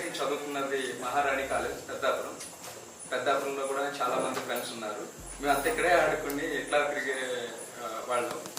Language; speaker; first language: Telugu; native; Telugu